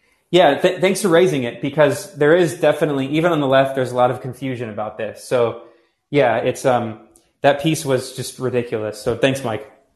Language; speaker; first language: English; native; English